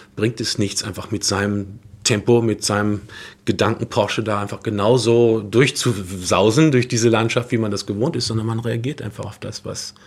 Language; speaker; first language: German; native; German